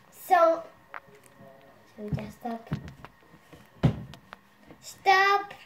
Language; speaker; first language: French; native; French